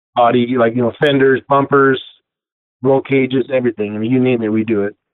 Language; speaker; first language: English; native; English